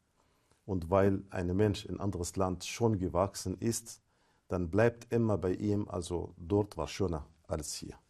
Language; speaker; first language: German; non-native, fluent; Arabic